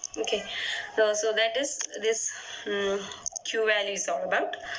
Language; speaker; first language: English; non-native, local second language; Malayalam